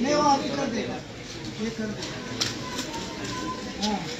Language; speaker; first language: Hindi; non-native, local second language; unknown